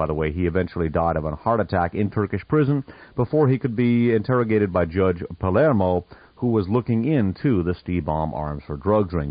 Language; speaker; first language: English; native; English